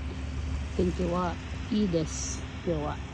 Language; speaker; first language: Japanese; non-native, learner; Filipino